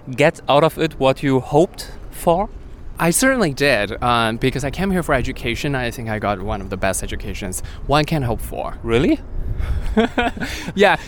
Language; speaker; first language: English; non-native, fluent; Chinese